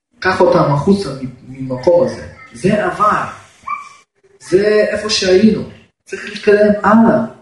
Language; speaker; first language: Hebrew; non-native, fluent; Russian